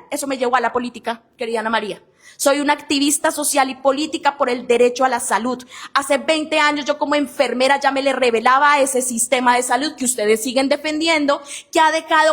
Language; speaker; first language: Spanish; native; Spanish